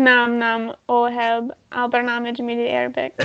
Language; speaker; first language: Arabic; non-native, learner; English